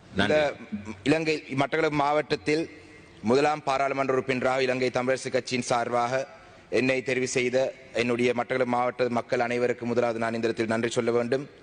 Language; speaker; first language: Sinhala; non-native, local second language; Tamil